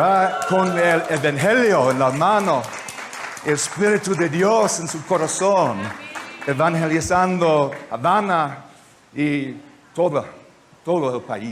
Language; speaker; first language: Spanish; non-native, learner; English